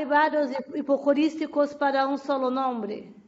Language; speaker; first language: Spanish; non-native, fluent; Portuguese